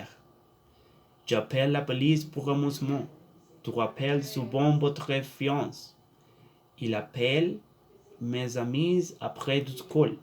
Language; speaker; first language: French; non-native, learner; Spanish